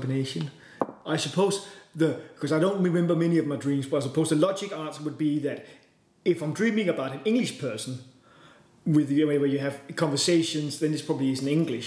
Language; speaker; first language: English; non-native, fluent; Danish